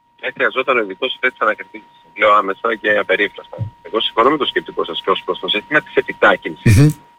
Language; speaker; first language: Greek; native; Greek